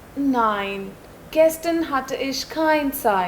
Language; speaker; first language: German; non-native, learner; Hindi